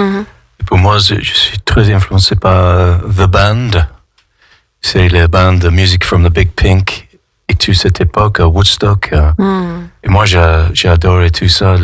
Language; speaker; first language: French; non-native, fluent; English